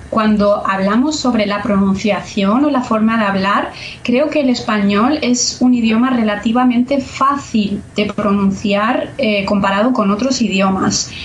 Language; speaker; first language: Spanish; native; Spanish